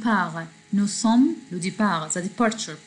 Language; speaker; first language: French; non-native, fluent; Arabic